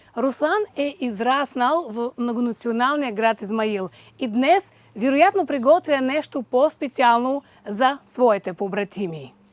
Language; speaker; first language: Bulgarian; early bilingual, heritage; Bulgarian